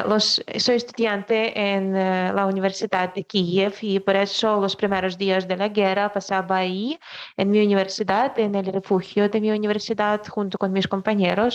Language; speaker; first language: Spanish; non-native, fluent; Ukrainian